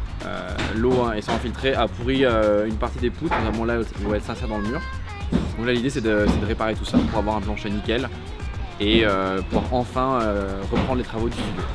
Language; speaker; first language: French; native; French